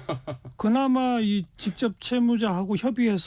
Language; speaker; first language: Korean; native; Korean